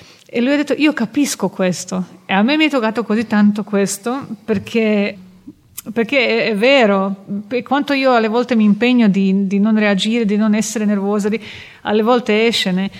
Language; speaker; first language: Italian; non-native, fluent; Croatian